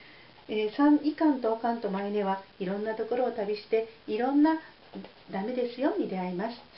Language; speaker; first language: Japanese; native; Japanese